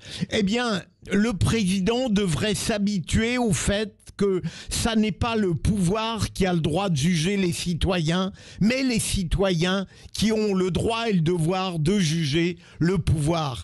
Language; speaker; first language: French; native; French